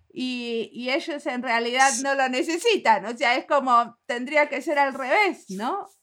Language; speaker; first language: Spanish; native; Spanish